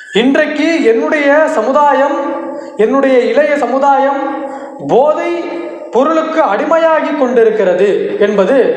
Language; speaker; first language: Tamil; non-native, local second language; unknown